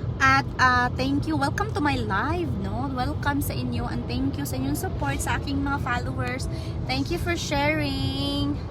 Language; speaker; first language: Filipino; non-native, local second language; Cebuano